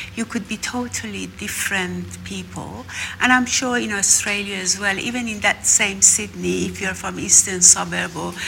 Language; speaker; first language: English; non-native, fluent; Persian